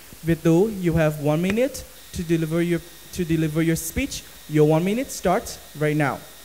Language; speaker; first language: English; non-native, fluent; Vietnamese